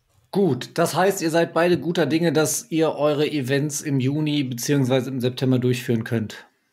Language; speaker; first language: German; native; German